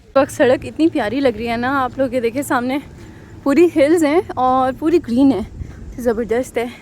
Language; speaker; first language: Urdu; native; Urdu